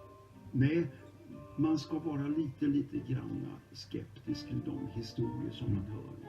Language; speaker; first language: Swedish; native; Swedish